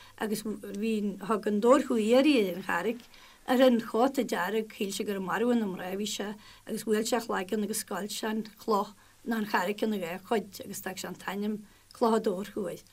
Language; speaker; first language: Irish; native; Irish